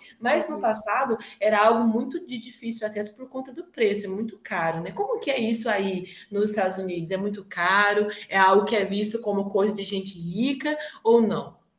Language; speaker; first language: Portuguese; native; Portuguese